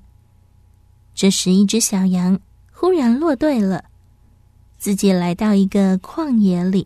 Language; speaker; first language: Chinese; native; Chinese